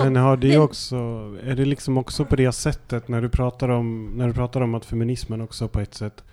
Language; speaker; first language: Swedish; native; Swedish